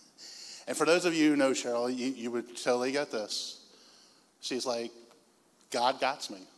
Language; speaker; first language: English; native; English